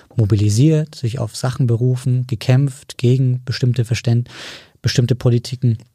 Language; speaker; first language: German; native; German